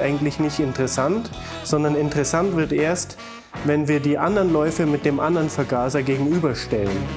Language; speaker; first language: German; native; German